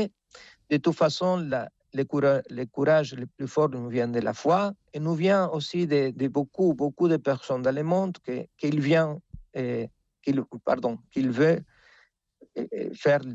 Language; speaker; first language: French; non-native, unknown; Spanish